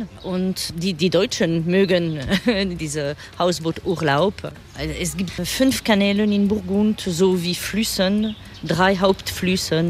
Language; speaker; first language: German; non-native, fluent; French